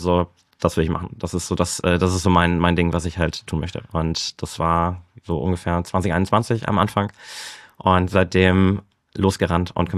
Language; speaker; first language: German; native; German